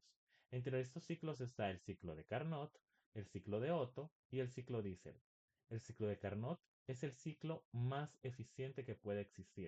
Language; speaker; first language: Spanish; native; Spanish